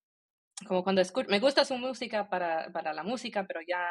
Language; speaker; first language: Spanish; early bilingual, heritage; Spanish